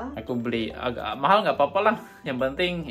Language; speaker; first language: Indonesian; native; Indonesian